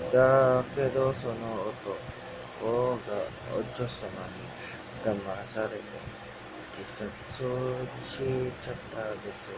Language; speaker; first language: Japanese; non-native, learner; Indonesian